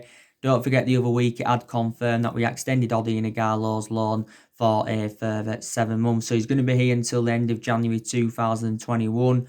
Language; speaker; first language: English; native; English